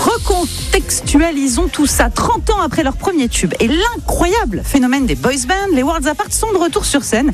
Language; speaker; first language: French; native; French